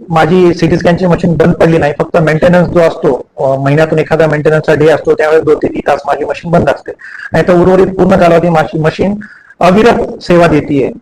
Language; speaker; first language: Marathi; native; Marathi